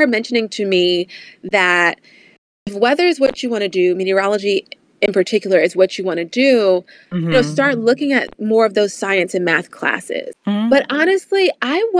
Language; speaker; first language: English; native; English